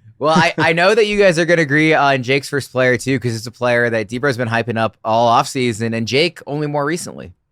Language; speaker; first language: English; native; English